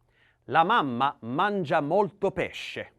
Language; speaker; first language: Italian; non-native, learner; English